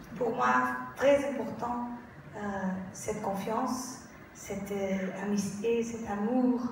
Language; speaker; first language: French; non-native, learner; Portuguese